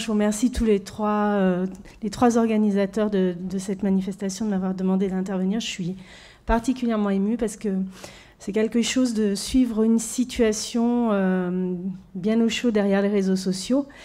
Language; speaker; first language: French; native; French